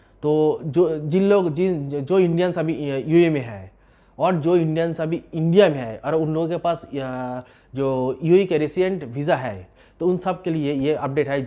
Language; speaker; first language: Hindi; non-native, local second language; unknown